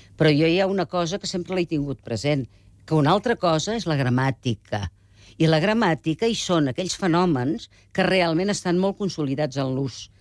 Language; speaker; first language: Catalan; native; Catalan